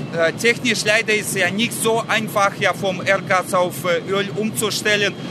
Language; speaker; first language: German; non-native, fluent; Russian